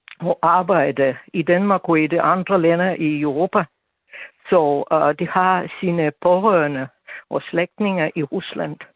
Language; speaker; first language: Danish; non-native, fluent; Russian